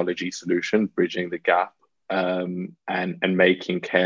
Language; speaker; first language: English; native; English